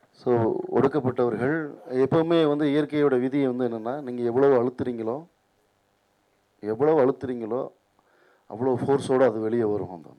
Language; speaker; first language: Tamil; native; Tamil